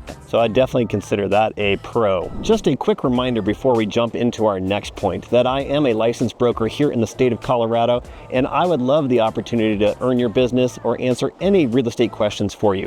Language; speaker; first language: English; native; English